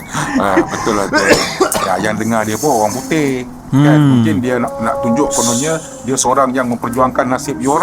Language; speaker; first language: Malay; native; Malay